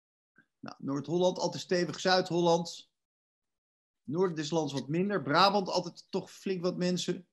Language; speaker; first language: Dutch; native; Dutch